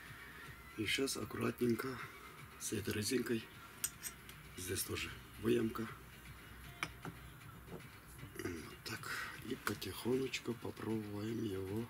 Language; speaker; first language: Russian; non-native, fluent; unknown